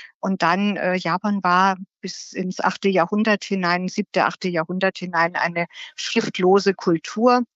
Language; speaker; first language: German; native; German